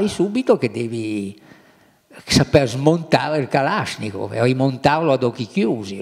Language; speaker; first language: Italian; native; Italian